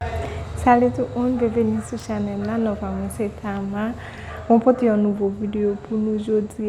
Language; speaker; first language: French; non-native, learner; Haitian Creole